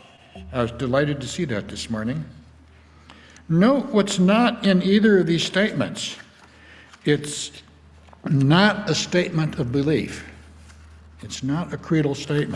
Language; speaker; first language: English; native; English